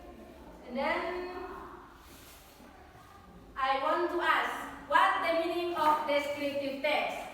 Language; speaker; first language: English; non-native, learner; Indonesian